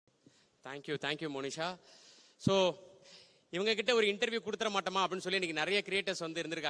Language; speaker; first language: Tamil; native; Tamil